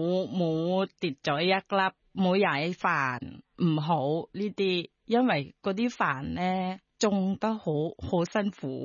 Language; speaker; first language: Cantonese; non-native, fluent; Thai